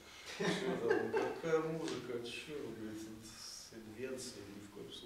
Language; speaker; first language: Russian; native; Russian